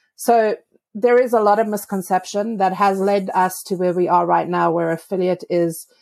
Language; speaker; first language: English; native; English